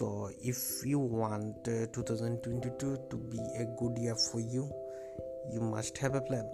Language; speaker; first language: English; non-native, local second language; Bangla